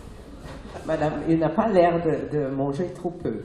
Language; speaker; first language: French; non-native, fluent; German